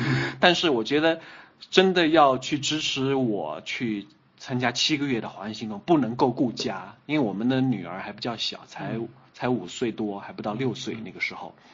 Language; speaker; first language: Chinese; native; Chinese